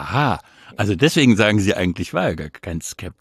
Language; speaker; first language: German; native; German